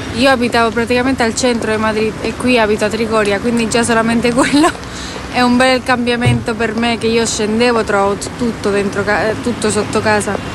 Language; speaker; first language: Italian; non-native, fluent; Spanish